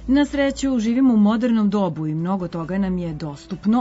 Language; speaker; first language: Serbian; native; Serbian